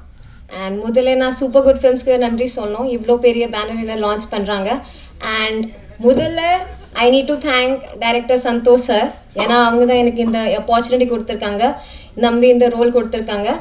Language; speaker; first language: Tamil; non-native, fluent; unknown